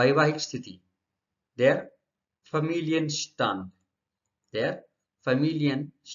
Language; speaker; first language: German; non-native, learner; Marathi